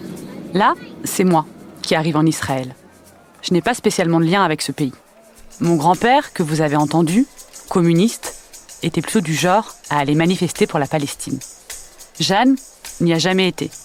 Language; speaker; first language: French; native; French